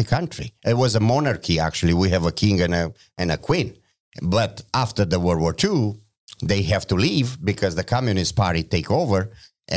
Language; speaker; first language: English; non-native, fluent; Romanian